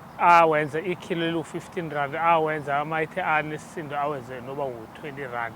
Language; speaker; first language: Zulu; non-native, local second language; Xhosa